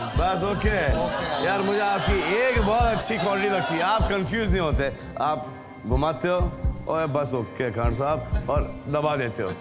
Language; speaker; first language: Hindi; native; Hindi